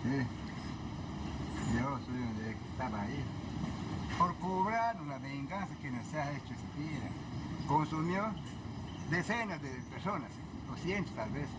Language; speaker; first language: Spanish; non-native, local second language; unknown